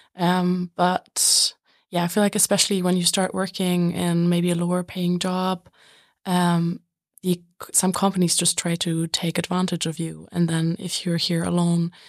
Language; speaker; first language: English; non-native, fluent; German